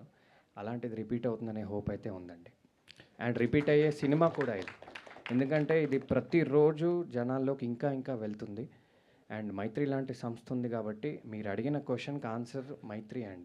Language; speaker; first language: Telugu; native; Telugu